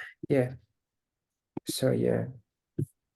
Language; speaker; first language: English; non-native, fluent; Russian